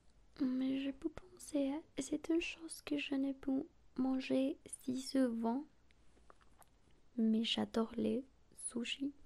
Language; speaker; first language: French; non-native, learner; Spanish